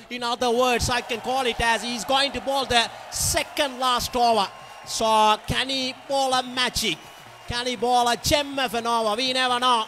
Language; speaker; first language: English; non-native, local second language; Sinhala